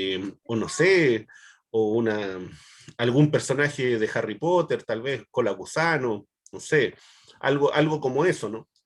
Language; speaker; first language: Spanish; native; Spanish